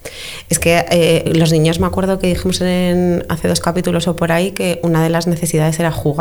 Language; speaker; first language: Spanish; native; Spanish